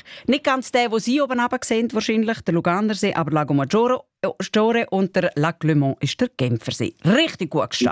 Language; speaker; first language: German; native; German